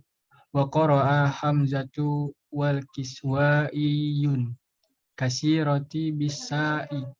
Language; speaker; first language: Arabic; non-native, learner; Indonesian